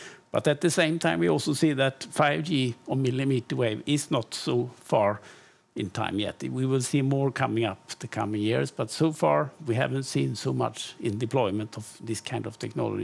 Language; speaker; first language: English; non-native, fluent; Swedish